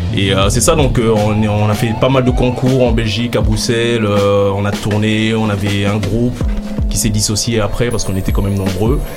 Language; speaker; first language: French; native; French